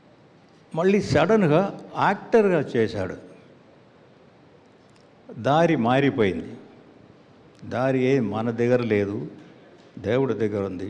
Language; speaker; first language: Telugu; non-native, learner; Tamil